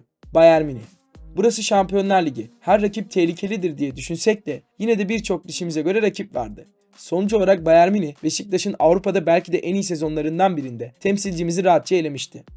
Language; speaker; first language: Turkish; native; Turkish